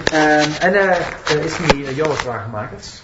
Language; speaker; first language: Arabic; non-native, fluent; Dutch